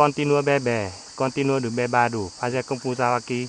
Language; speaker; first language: Portuguese; non-native, learner; Vietnamese